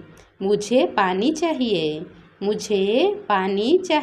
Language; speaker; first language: Hindi; non-native, local second language; Odia